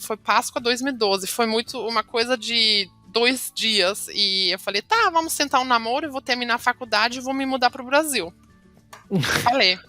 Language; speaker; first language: Portuguese; non-native, fluent; German